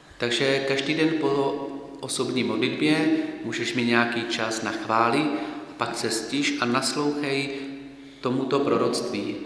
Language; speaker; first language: Czech; native; Czech